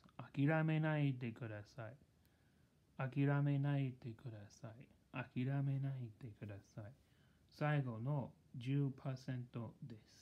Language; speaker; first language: Japanese; non-native, learner; English